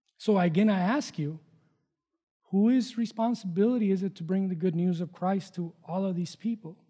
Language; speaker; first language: English; non-native, fluent; Spanish